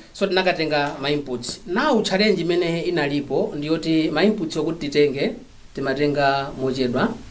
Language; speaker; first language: Nyanja; non-native, local second language; Tumbuka